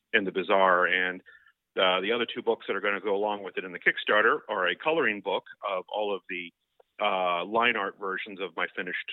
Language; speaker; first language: English; native; English